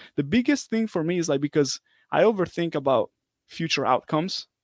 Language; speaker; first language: English; non-native, fluent; Italian